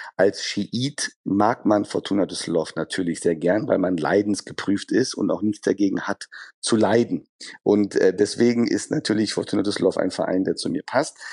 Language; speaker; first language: German; early bilingual, other home language; Persian